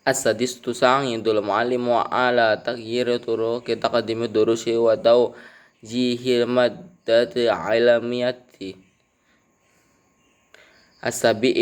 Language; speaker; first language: Arabic; non-native, learner; Indonesian